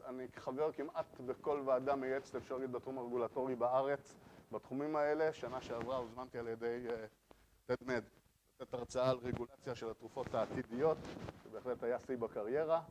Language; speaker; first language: Hebrew; native; Hebrew